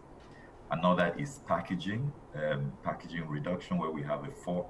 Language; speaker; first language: English; non-native, local second language; Igbo